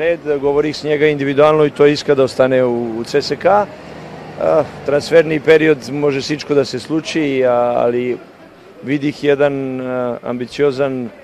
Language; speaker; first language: Bulgarian; non-native, learner; Serbian